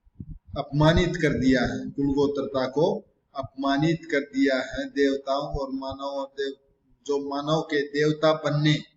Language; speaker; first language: Hindi; native; Hindi